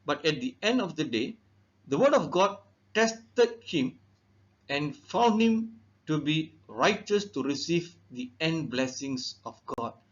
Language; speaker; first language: English; non-native, local second language; Tamil